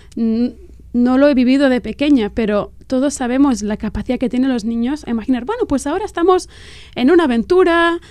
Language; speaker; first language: Spanish; non-native, local second language; Catalan